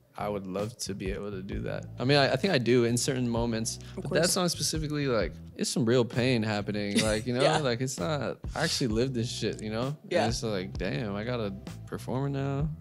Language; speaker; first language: English; native; English